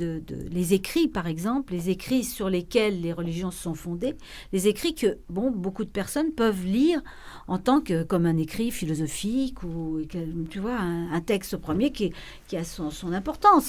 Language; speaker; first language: French; native; French